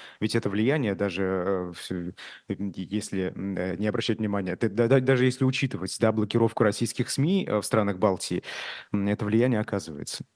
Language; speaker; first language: Russian; native; Russian